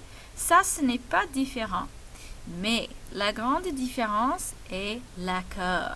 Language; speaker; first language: French; non-native, fluent; English